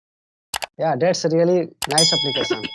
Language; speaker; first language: English; non-native, learner; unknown